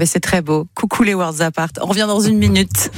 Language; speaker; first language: French; native; French